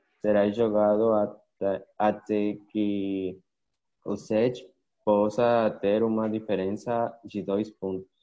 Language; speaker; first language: Portuguese; non-native, learner; Spanish